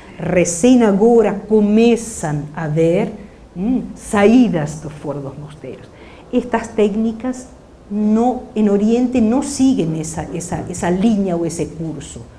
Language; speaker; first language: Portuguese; non-native, fluent; Spanish